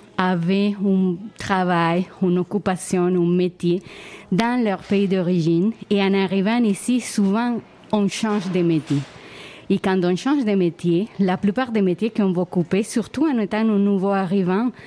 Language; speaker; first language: French; non-native, fluent; Spanish